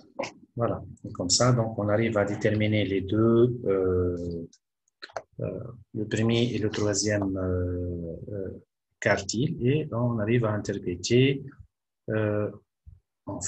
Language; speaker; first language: French; non-native, local second language; Arabic